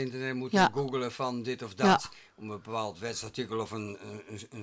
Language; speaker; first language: Dutch; native; Dutch